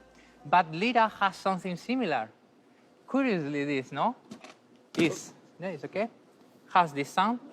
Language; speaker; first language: English; non-native, learner; Spanish